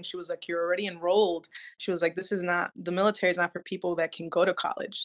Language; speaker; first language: English; native; English